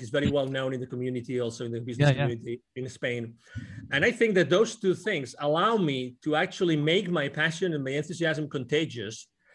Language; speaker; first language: English; non-native, fluent; Spanish